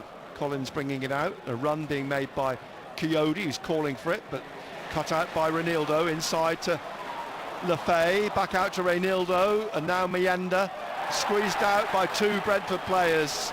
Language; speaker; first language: English; native; English